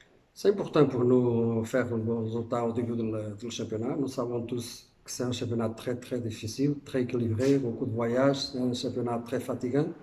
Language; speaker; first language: French; non-native, fluent; Portuguese